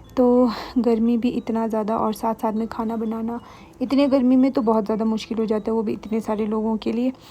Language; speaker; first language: Hindi; non-native, local second language; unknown